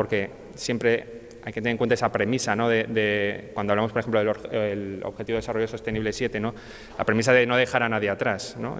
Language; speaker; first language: Spanish; native; Spanish